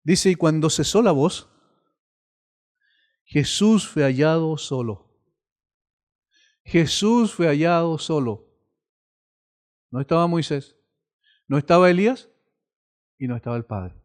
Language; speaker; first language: Spanish; native; Spanish